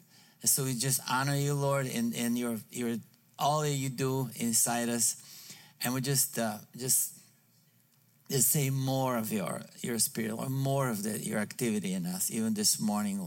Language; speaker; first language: English; non-native, fluent; Bulgarian